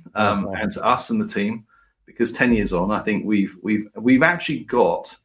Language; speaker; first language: English; native; English